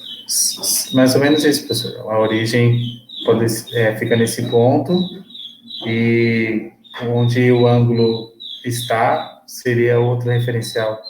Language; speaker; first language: Portuguese; native; Portuguese